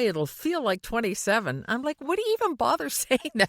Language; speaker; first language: English; native; English